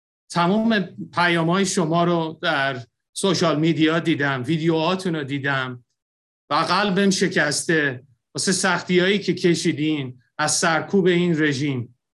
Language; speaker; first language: Persian; early bilingual, heritage; Persian